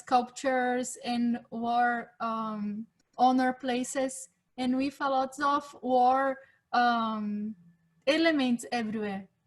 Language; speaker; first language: English; non-native, fluent; Portuguese